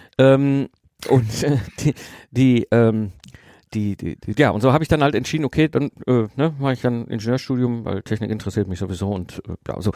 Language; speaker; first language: German; native; German